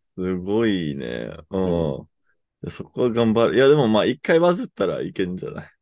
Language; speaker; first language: Japanese; non-native, fluent; English